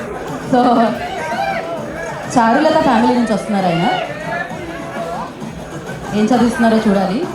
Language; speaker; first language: Telugu; native; Telugu